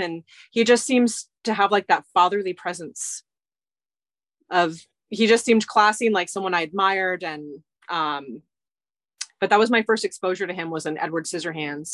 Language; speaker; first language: English; native; English